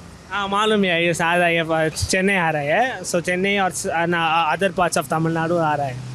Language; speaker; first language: Hindi; non-native, learner; Tamil